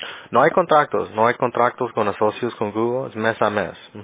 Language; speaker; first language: Spanish; early bilingual, heritage; Spanish